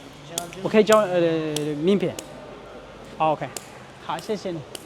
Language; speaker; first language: Chinese; non-native, learner; Amharic